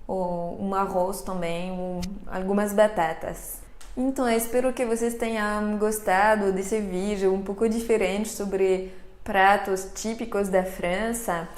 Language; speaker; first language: Portuguese; non-native, fluent; French